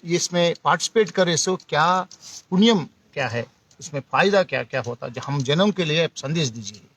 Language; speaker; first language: Hindi; non-native, local second language; Telugu